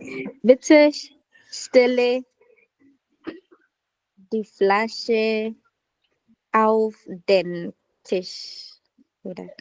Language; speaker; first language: German; non-native, learner; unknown